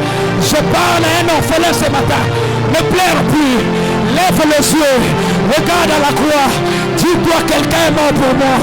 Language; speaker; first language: French; non-native, local second language; Swahili